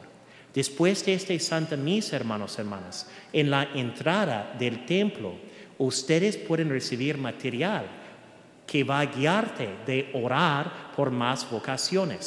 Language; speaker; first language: Spanish; early bilingual, heritage; English